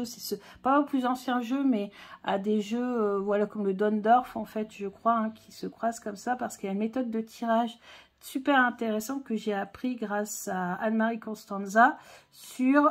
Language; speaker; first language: French; native; French